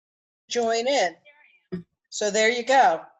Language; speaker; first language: English; native; English